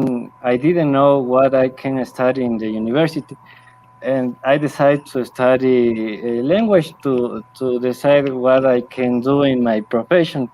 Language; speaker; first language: English; non-native, learner; Spanish